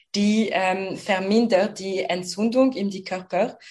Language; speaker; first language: German; non-native, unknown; French